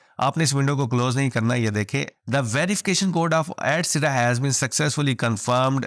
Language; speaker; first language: Urdu; native; Urdu